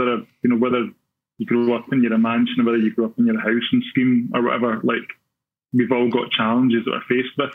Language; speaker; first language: English; native; English